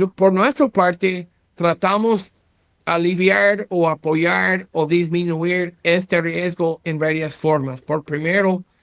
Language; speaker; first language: Spanish; non-native, learner; English